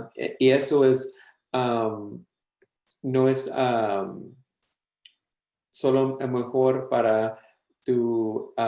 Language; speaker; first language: Spanish; early bilingual, heritage; English